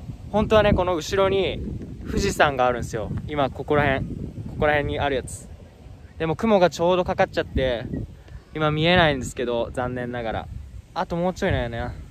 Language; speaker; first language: Japanese; native; Japanese